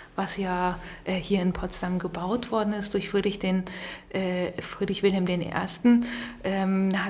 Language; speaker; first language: German; native; German